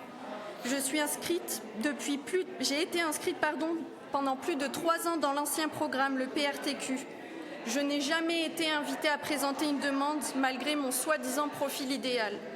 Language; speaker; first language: French; native; French